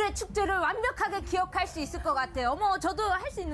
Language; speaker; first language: Korean; native; Korean